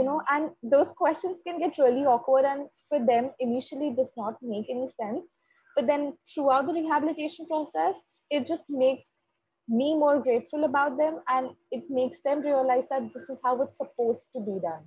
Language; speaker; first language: English; non-native, local second language; Hindi